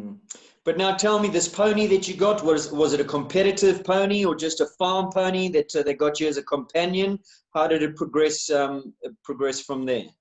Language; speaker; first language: English; native; English